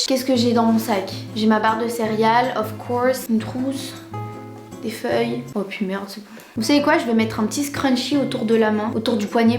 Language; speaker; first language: French; native; French